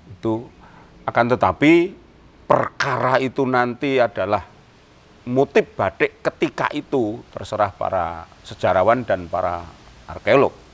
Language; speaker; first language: Indonesian; non-native, local second language; Javanese